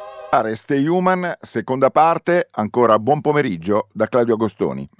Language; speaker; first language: Italian; native; Italian